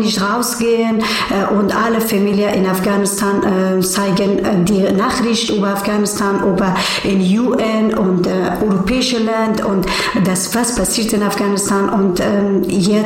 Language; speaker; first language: German; non-native, learner; Persian